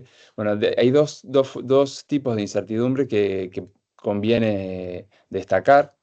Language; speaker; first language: Spanish; native; Spanish